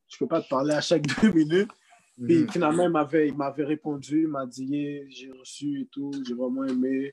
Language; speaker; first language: French; native; French